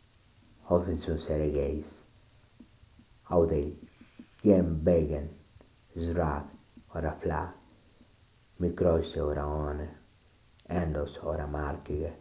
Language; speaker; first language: German; non-native, learner; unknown